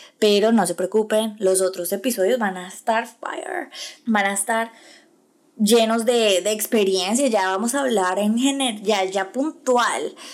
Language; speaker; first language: Spanish; native; Spanish